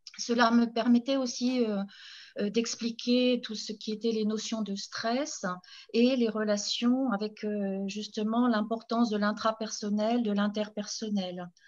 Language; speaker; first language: French; native; French